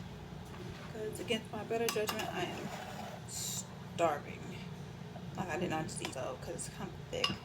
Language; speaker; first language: English; native; English